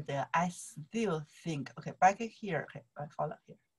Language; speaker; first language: English; non-native, learner; Chinese